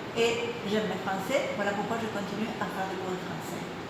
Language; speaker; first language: French; non-native, fluent; Spanish